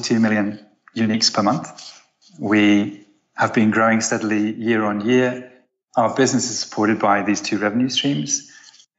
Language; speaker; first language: English; native; English